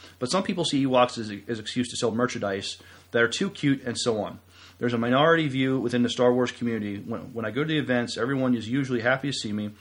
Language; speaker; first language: English; native; English